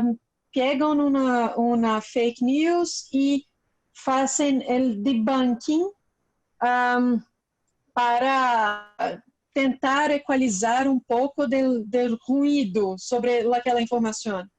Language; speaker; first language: Spanish; non-native, fluent; Portuguese